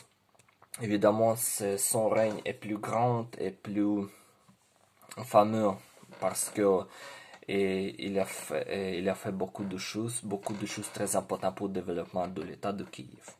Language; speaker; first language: French; non-native, learner; Ukrainian